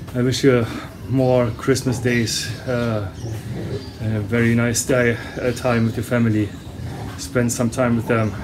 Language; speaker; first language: English; non-native, fluent; German